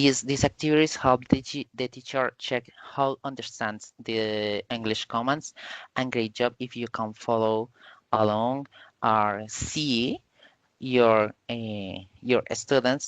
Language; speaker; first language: English; non-native, learner; Spanish